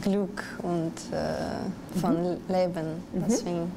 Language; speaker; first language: German; non-native, learner; Russian